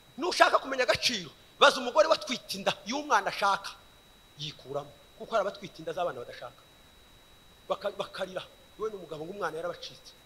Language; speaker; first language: Kinyarwanda; early bilingual, heritage; Kinyarwanda